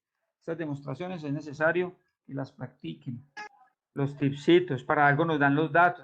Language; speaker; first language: Spanish; native; Spanish